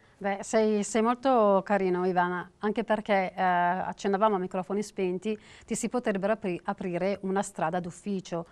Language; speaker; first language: Italian; native; Italian